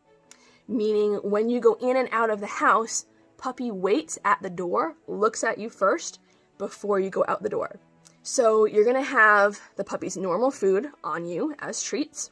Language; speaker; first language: English; native; English